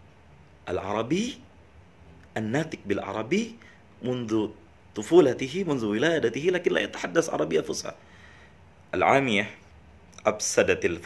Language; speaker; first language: Arabic; non-native, learner; Indonesian